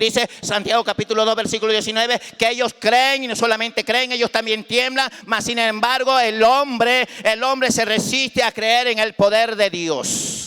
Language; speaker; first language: Spanish; native; Spanish